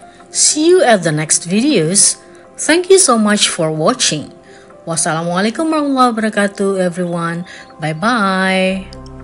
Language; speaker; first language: English; non-native, fluent; Indonesian